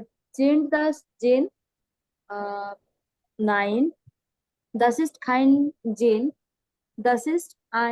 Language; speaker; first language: German; non-native, learner; Bangla